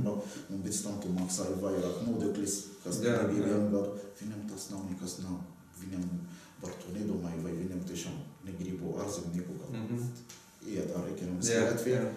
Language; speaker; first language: Latvian; non-native, learner; Arabic